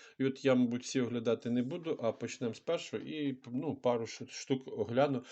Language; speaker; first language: Ukrainian; non-native, local second language; Russian